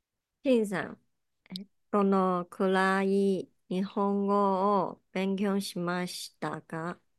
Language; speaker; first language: Japanese; non-native, learner; Chinese